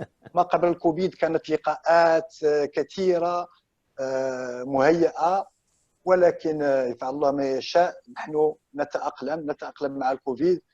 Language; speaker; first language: Arabic; native; Arabic